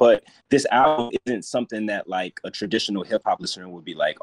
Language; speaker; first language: English; native; English